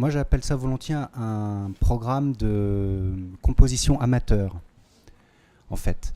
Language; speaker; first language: French; native; French